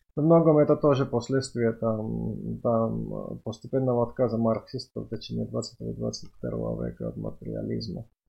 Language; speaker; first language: Russian; non-native, fluent; Finnish